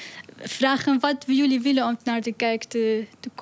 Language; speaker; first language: Dutch; non-native, learner; Arabic